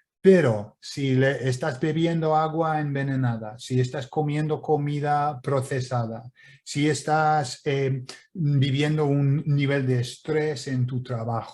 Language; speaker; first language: Spanish; non-native, fluent; English